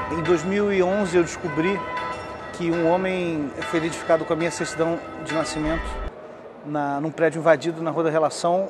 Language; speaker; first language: Portuguese; native; Portuguese